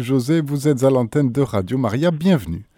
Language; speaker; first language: French; native; French